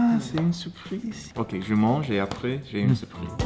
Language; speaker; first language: French; non-native, learner; English